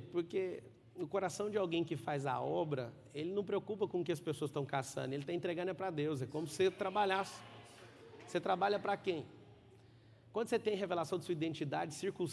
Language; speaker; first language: Portuguese; native; Portuguese